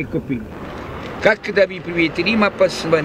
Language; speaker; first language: Russian; non-native, learner; Italian